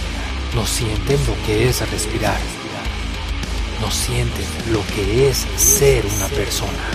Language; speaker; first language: Spanish; native; Spanish